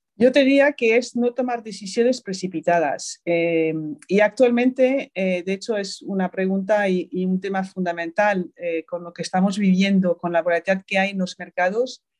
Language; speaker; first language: Spanish; non-native, fluent; French